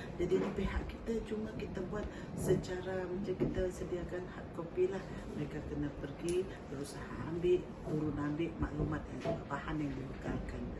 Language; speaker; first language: Malay; non-native, local second language; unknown